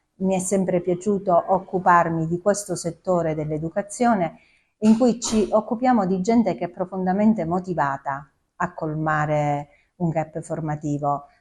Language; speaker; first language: Italian; native; Italian